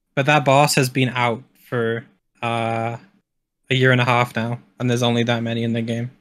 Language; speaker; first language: English; native; English